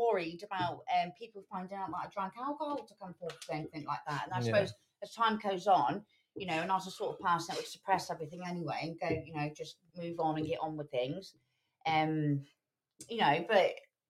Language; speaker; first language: English; native; English